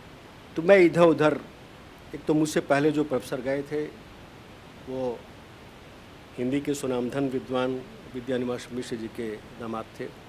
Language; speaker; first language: Hindi; native; Hindi